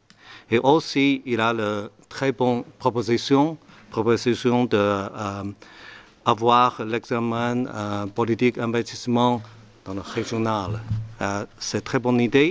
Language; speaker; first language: French; non-native, learner; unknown